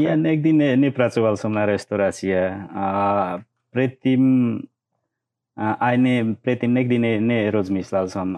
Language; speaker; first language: Slovak; non-native, learner; Nepali